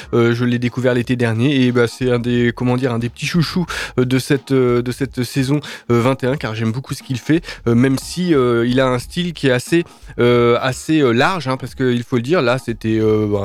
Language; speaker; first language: French; native; French